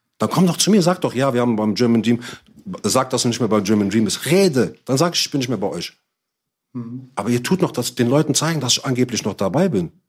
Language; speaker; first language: German; early bilingual, other home language; Arabic